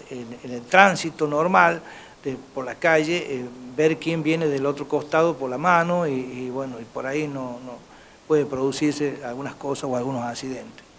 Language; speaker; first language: Spanish; native; Spanish